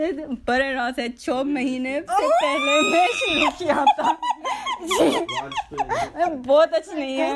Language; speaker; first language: Hindi; non-native, learner; English